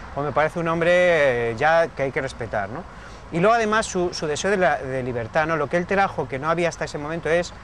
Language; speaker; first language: Spanish; native; Spanish